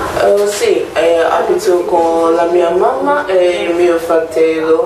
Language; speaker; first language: Italian; non-native, learner; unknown